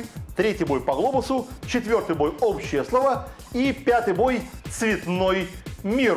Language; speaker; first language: Russian; native; Russian